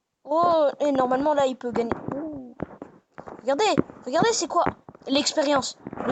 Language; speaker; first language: French; native; French